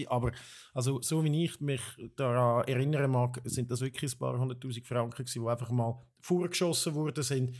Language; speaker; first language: German; native; German